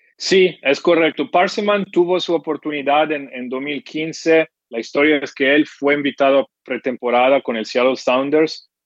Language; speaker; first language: Spanish; non-native, fluent; English